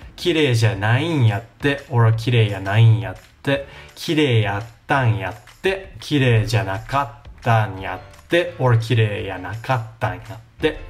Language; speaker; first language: Japanese; native; Japanese